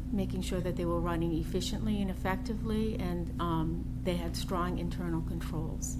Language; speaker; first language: English; native; English